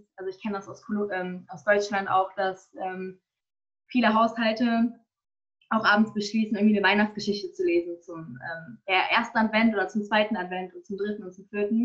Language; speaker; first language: German; native; German